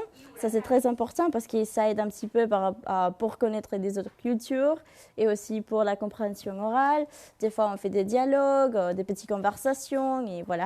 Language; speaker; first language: French; non-native, fluent; Spanish